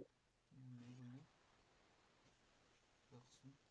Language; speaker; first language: French; non-native, learner; Spanish